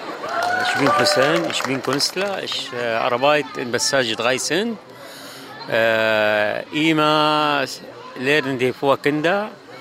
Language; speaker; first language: German; non-native, learner; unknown